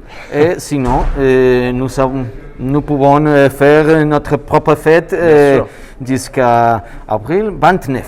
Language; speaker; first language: French; non-native, learner; Spanish